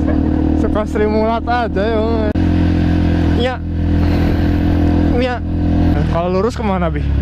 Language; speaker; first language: Indonesian; native; Indonesian